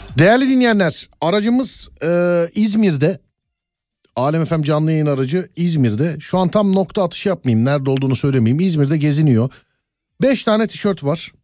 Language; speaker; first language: Turkish; native; Turkish